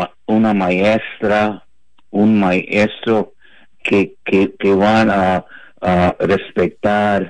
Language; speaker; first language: Spanish; non-native, fluent; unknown